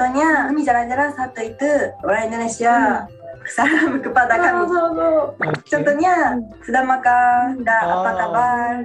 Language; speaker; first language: Indonesian; non-native, learner; Japanese